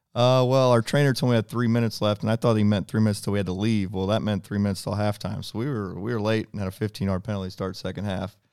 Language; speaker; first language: English; native; English